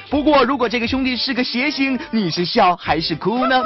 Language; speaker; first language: Chinese; native; Chinese